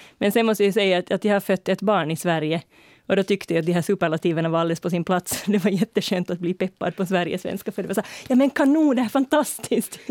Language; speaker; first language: Swedish; native; Swedish